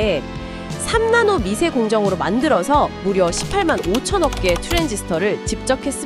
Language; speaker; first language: Korean; native; Korean